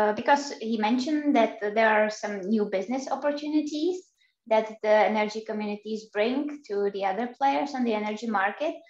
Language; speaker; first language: English; non-native, fluent; Czech